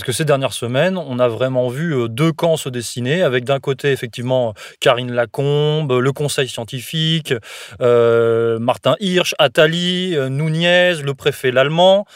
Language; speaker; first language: French; native; French